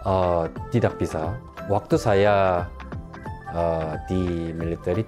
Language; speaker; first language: Indonesian; non-native, local second language; Korean